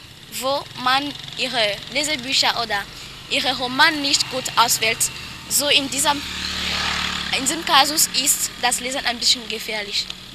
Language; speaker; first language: German; non-native, learner; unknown